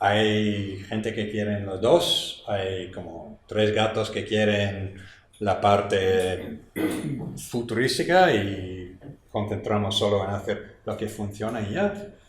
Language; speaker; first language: Spanish; non-native, fluent; English